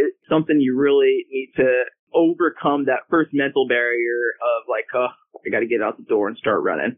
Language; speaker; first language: English; native; English